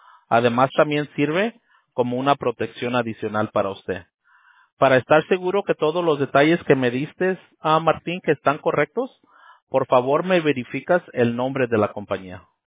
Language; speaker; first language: Spanish; early bilingual, heritage; Spanish